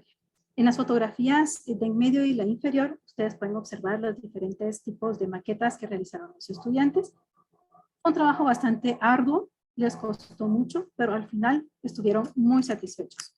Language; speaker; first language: Spanish; native; Spanish